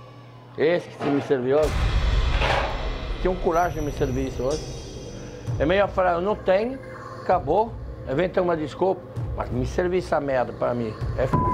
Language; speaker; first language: Portuguese; non-native, fluent; French